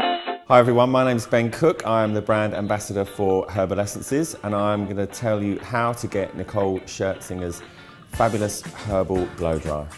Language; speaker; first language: English; native; English